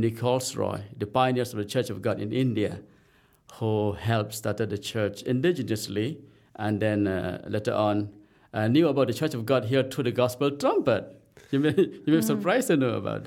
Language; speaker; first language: English; non-native, local second language; Khasi